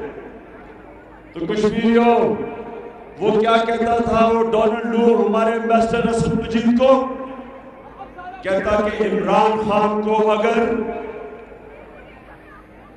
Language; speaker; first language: Urdu; native; Urdu